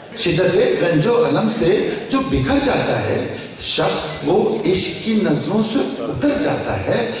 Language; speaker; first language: Urdu; native; Urdu